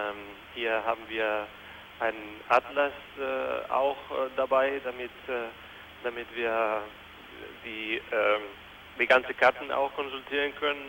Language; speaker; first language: German; non-native, fluent; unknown